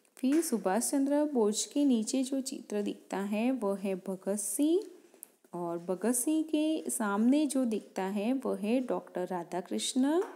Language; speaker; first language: Hindi; non-native, local second language; Gujarati